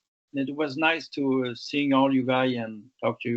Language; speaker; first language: English; non-native, local second language; French